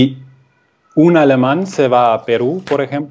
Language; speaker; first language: Spanish; non-native, fluent; German